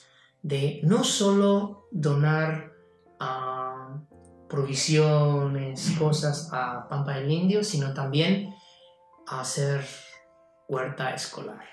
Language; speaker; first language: Spanish; non-native, fluent; Chinese